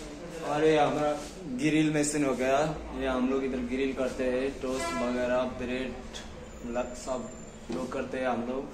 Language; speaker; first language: Hindi; non-native, local second language; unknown